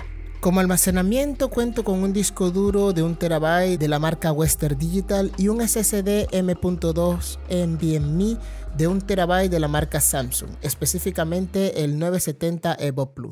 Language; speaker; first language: Spanish; native; Spanish